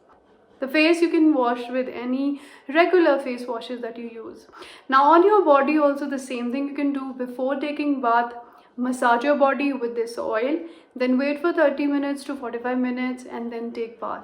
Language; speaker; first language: English; non-native, local second language; Hindi